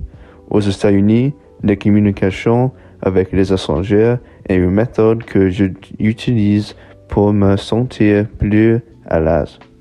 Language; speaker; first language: French; non-native, learner; English